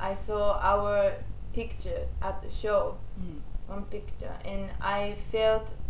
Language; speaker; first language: English; non-native, learner; Japanese